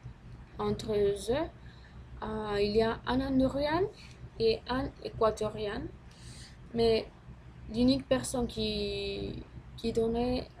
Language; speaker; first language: French; non-native, learner; Spanish